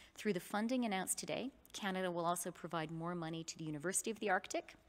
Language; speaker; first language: English; native; English